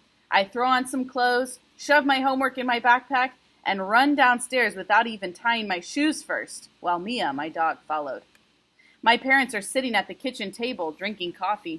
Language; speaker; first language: English; native; English